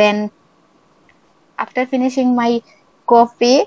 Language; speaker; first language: English; non-native, learner; Bangla